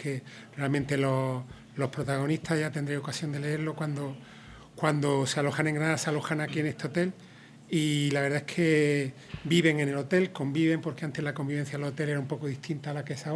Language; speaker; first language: Spanish; native; Spanish